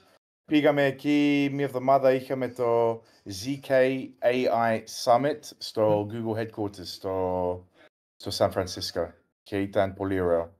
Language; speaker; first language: Greek; early bilingual, heritage; English